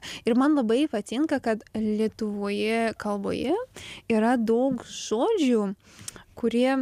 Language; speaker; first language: Lithuanian; non-native, learner; Ukrainian